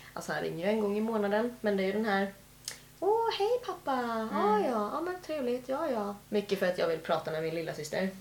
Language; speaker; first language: Swedish; native; Swedish